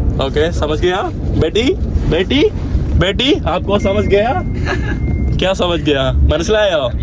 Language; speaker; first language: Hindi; non-native, local second language; Malayalam